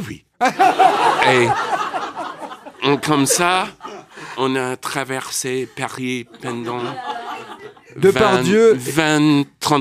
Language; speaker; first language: French; non-native, learner; English